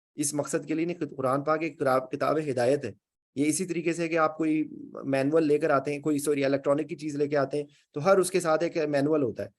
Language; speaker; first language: Urdu; native; Urdu